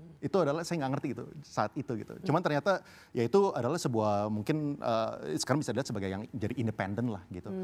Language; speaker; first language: Indonesian; early bilingual, heritage; Indonesian